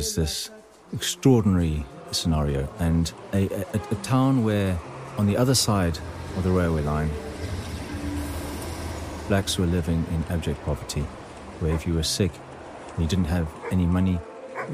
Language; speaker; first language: English; native; English